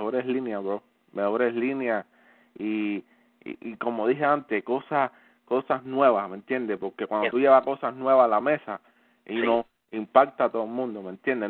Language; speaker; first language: Spanish; early bilingual, heritage; Spanish